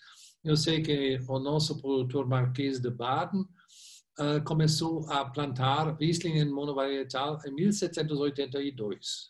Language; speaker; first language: Portuguese; non-native, fluent; German